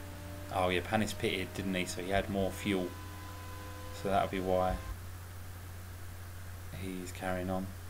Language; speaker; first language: English; native; English